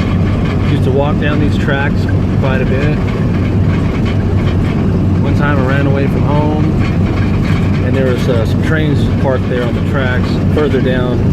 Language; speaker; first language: English; native; English